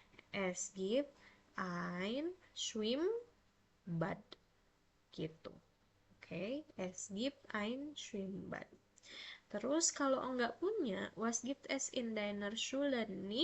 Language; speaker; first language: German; non-native, fluent; Indonesian